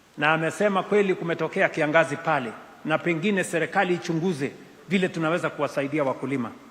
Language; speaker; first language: Swahili; non-native, local second language; Kalenjin